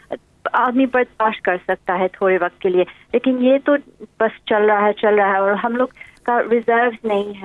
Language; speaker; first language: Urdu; early bilingual, heritage; English